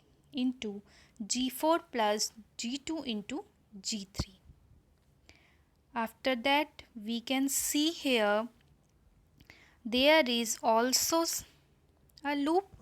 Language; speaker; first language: English; non-native, local second language; Hindi